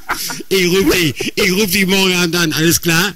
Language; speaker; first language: German; native; German